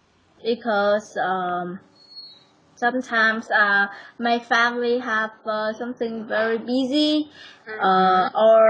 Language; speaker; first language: English; non-native, learner; Vietnamese